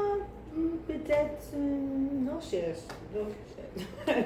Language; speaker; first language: French; non-native, learner; English